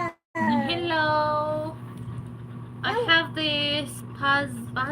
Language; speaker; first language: English; non-native, local second language; Cebuano